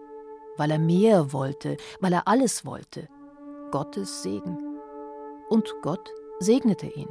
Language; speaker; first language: German; native; German